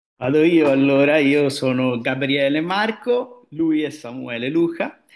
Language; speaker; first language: Italian; native; Italian